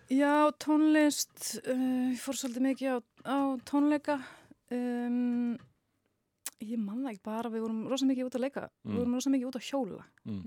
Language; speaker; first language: Icelandic; early bilingual, heritage; Icelandic